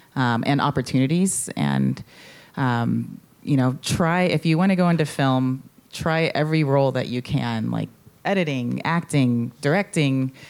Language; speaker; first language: English; native; English